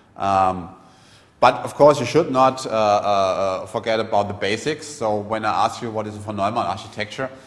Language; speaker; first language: English; non-native, fluent; German